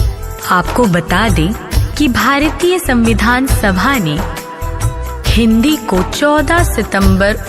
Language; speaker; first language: Hindi; native; Hindi